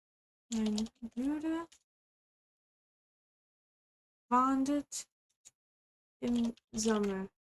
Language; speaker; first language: German; non-native, learner; English